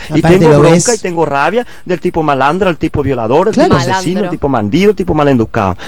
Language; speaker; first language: Spanish; native; Spanish